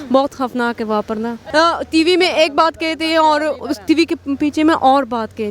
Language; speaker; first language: Hindi; non-native, learner; Persian